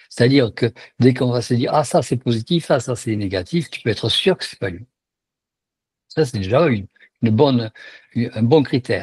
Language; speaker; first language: French; native; French